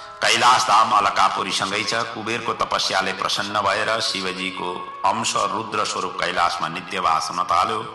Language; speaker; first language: Nepali; native; Nepali